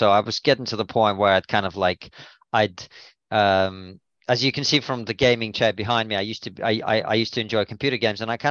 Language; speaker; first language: English; non-native, fluent; Russian